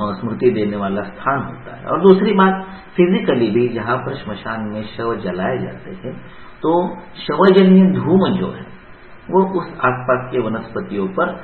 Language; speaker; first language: Hindi; non-native, local second language; Marathi